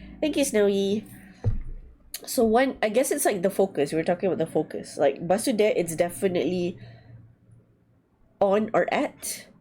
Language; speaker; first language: English; non-native, learner; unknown